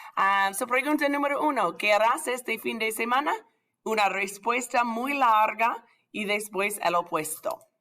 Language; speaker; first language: Spanish; non-native, fluent; English